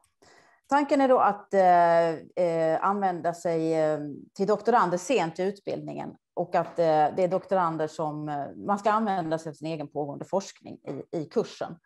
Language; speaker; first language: Swedish; native; Swedish